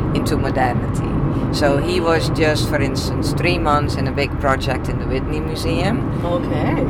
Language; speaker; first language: English; non-native, fluent; Dutch